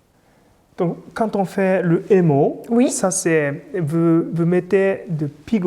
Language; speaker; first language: French; non-native, fluent; Japanese